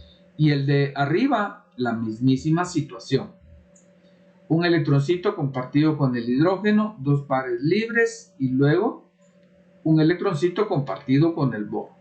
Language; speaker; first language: Spanish; native; Spanish